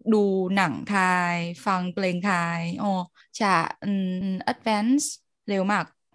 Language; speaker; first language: Thai; non-native, learner; Vietnamese